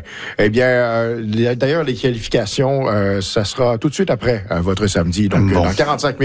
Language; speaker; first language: French; native; French